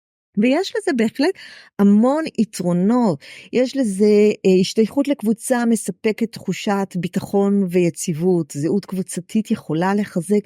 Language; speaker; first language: Hebrew; native; Hebrew